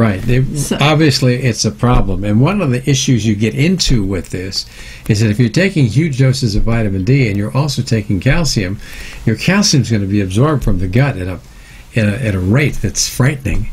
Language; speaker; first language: English; native; English